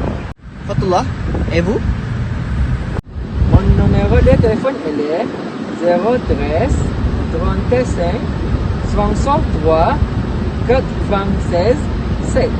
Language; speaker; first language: French; non-native, learner; Malay